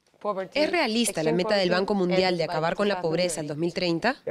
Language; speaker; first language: Spanish; native; Spanish